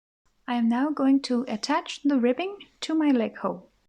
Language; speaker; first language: English; non-native, fluent; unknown